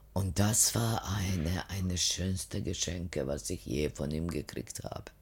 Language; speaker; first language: German; non-native, fluent; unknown